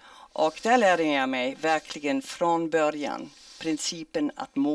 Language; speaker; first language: Swedish; non-native, fluent; German